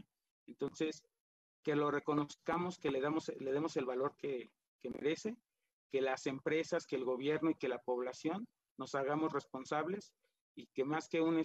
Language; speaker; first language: Spanish; native; Spanish